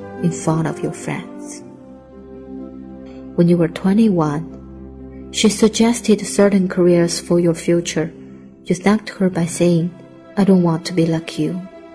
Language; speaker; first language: English; non-native, fluent; Chinese